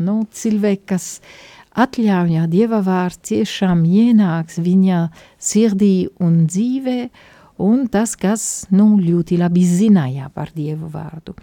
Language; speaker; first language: Latvian; non-native, fluent; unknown